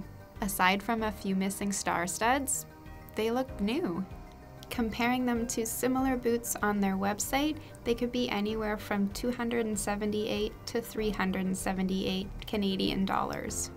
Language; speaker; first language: English; native; English